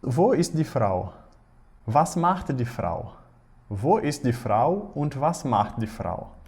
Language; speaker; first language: German; non-native, fluent; Portuguese